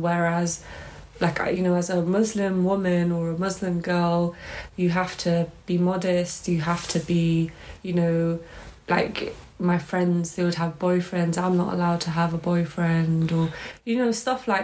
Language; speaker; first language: English; native; English